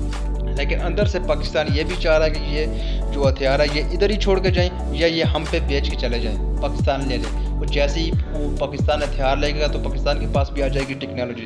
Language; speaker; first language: Hindi; non-native, local second language; Punjabi